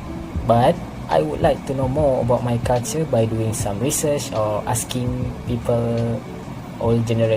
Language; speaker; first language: English; non-native, local second language; Malay